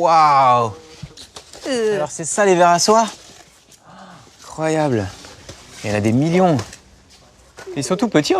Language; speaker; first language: French; native; French